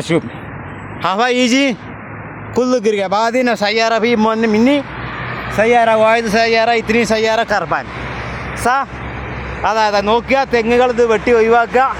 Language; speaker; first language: Arabic; non-native, learner; Malayalam